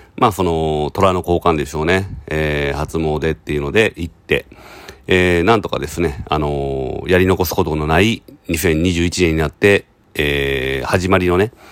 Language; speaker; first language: Japanese; native; Japanese